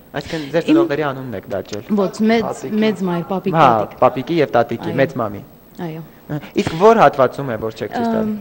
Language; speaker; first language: Armenian; native; Armenian